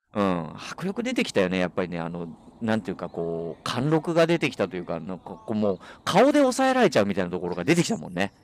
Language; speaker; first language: Japanese; native; Japanese